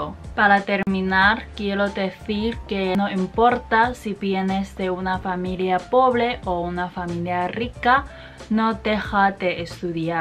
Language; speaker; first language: Spanish; non-native, fluent; Chinese